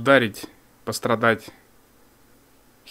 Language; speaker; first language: Russian; native; Russian